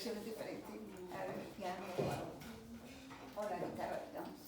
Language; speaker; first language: Spanish; native; Spanish